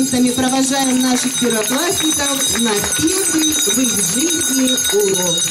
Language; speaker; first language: Russian; native; Russian